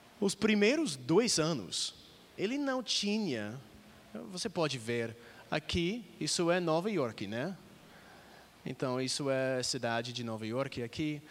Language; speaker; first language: Portuguese; non-native, fluent; English